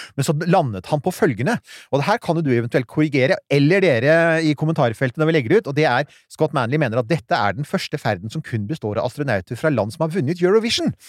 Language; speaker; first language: Norwegian; early bilingual, other home language; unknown